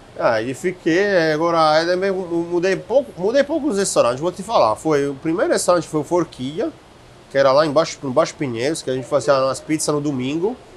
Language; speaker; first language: Portuguese; non-native, fluent; Italian